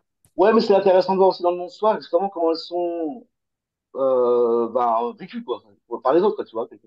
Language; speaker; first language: French; native; French